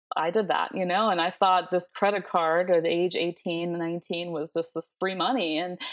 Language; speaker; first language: English; early bilingual, other home language; Spanish